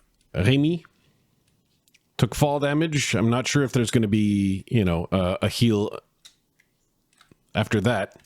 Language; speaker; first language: English; native; English